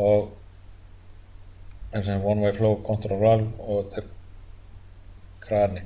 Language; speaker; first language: Icelandic; native; Icelandic